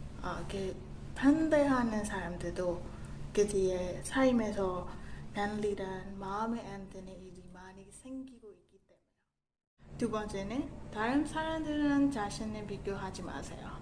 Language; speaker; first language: Korean; non-native, learner; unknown